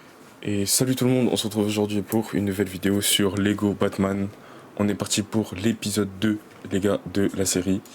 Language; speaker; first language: French; native; French